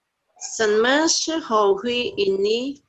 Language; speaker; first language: Chinese; non-native, learner; Indonesian